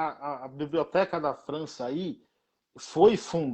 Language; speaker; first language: Portuguese; native; Portuguese